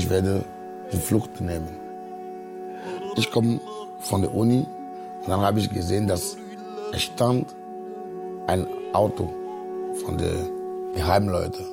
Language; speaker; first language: German; non-native, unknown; Ewe